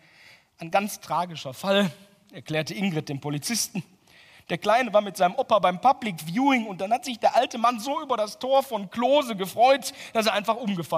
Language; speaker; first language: German; native; German